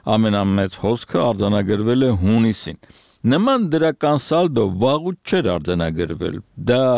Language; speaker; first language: Armenian; native; Armenian